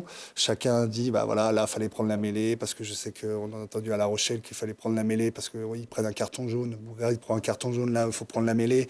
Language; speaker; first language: French; native; French